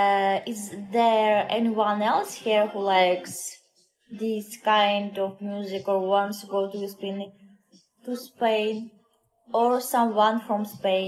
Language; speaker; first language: English; non-native, learner; Russian